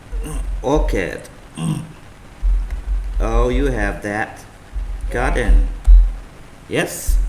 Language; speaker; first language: English; non-native, fluent; Vietnamese